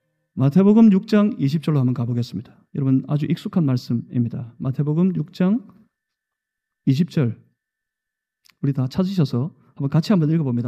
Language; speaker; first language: Korean; native; Korean